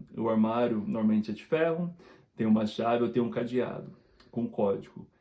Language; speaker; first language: Portuguese; native; Portuguese